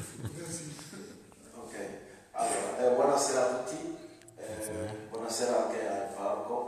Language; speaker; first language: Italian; non-native, fluent; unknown